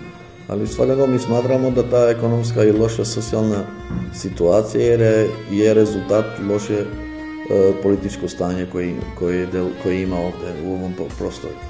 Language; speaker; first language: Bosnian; non-native, local second language; Albanian